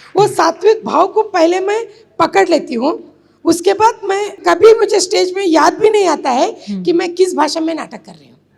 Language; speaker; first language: Hindi; non-native, local second language; Marathi